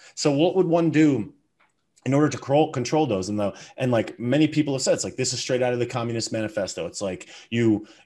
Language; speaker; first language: English; native; English